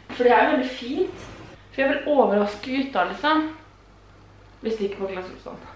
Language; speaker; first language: Norwegian; native; Norwegian